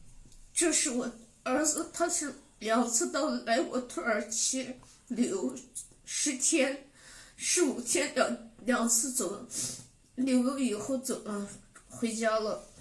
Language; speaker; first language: Chinese; non-native, local second language; Uyghur